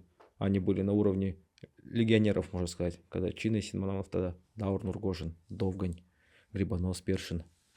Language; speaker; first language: Russian; native; Russian